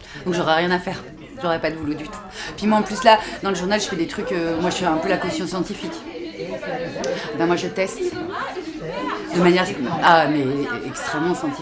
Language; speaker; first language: French; native; French